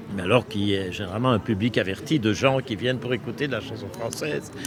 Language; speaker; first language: French; native; French